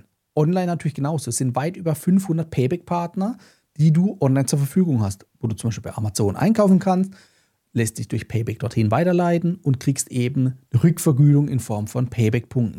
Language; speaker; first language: German; native; German